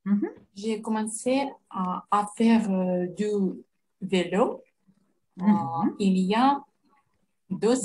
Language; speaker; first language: French; non-native, learner; Russian